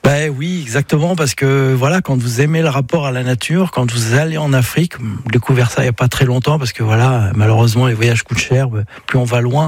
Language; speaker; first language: French; native; French